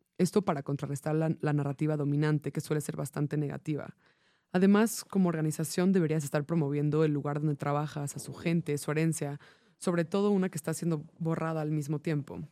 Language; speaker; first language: Spanish; non-native, fluent; English